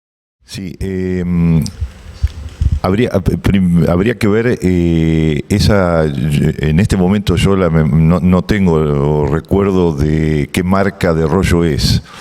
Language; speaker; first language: Spanish; native; Spanish